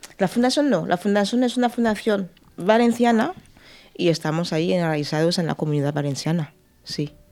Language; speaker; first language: Spanish; non-native, fluent; French